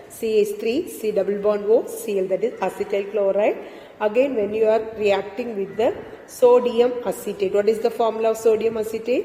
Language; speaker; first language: English; non-native, local second language; Tamil